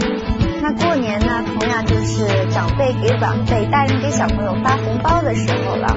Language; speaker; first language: Chinese; native; Chinese